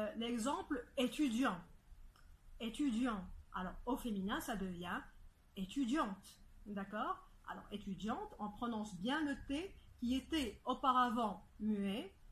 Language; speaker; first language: French; non-native, fluent; Arabic